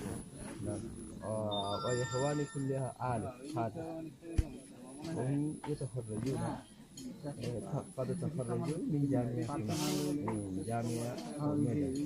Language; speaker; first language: Arabic; non-native, fluent; Rohingya